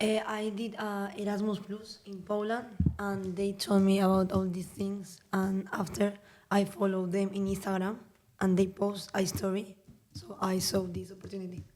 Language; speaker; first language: English; non-native, learner; Spanish